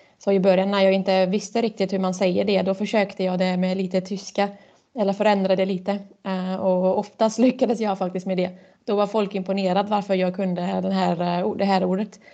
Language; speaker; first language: Swedish; non-native, fluent; German